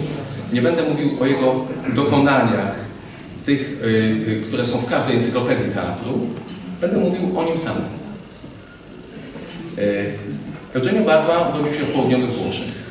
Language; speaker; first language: Polish; native; Polish